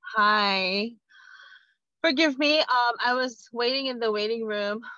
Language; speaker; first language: English; non-native, fluent; Korean